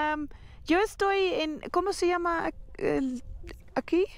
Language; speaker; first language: Spanish; non-native, learner; Dutch